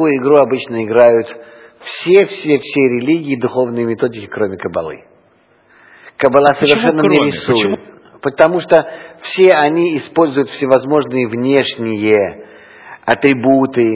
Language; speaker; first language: Russian; native; Russian